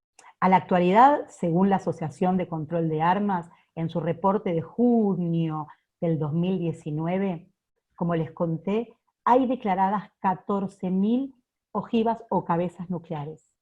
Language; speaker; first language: Spanish; native; Spanish